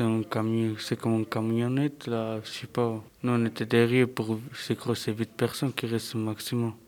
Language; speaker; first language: French; non-native, fluent; Serbian